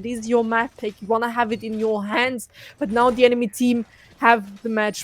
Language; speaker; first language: English; non-native, fluent; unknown